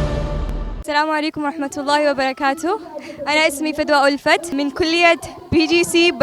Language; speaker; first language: Arabic; early bilingual, heritage; Arabic